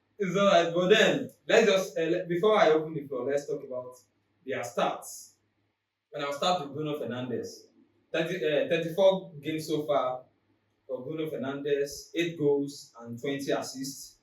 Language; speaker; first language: Nigerian Pidgin; native; Nigerian Pidgin